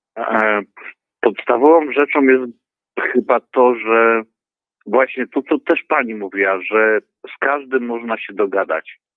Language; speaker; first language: Polish; native; Polish